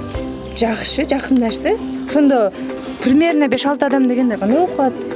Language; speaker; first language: Kyrgyz; native; Kyrgyz